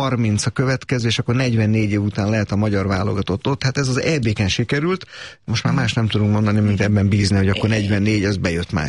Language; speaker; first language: Hungarian; native; Hungarian